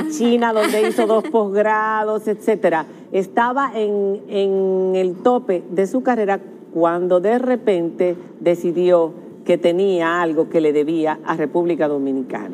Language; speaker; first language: Spanish; native; Spanish